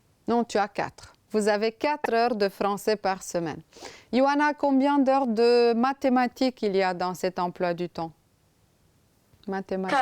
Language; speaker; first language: French; non-native, fluent; Romanian